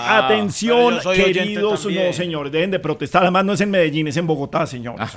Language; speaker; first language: Spanish; native; Spanish